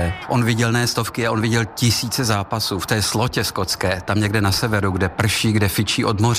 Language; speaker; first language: Czech; native; Czech